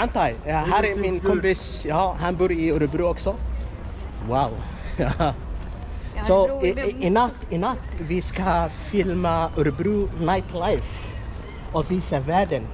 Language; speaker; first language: Swedish; non-native, learner; Somali